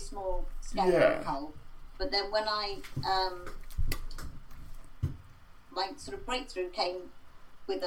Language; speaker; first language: English; native; English